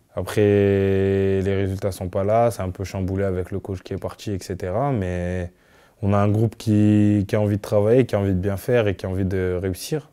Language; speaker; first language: French; native; French